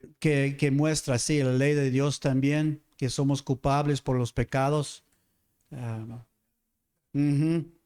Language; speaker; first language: Spanish; non-native, fluent; English